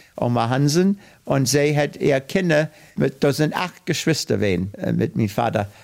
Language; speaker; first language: German; early bilingual, heritage; English